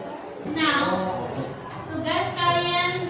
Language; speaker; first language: English; non-native, local second language; Indonesian